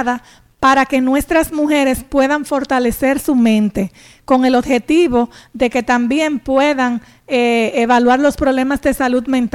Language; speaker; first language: Spanish; native; Spanish